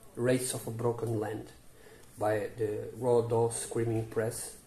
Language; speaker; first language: English; non-native, learner; Portuguese